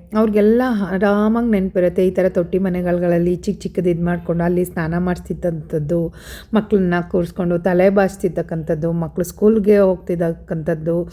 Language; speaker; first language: Kannada; native; Kannada